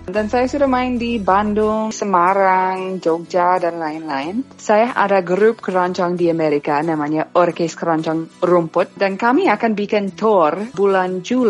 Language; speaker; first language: Indonesian; non-native, fluent; English